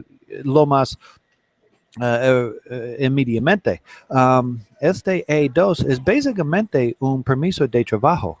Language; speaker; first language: Spanish; non-native, learner; English